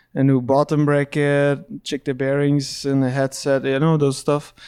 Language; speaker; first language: English; non-native, fluent; Dutch